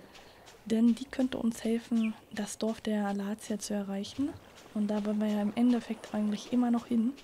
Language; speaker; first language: German; native; German